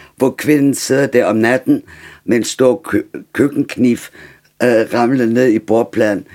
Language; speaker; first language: Danish; non-native, fluent; German